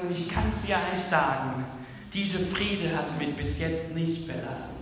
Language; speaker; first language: German; non-native, fluent; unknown